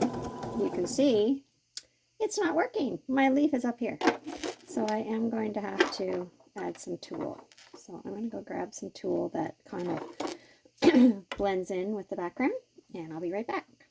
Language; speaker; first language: English; native; English